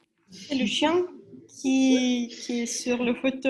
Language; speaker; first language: French; non-native, learner; Russian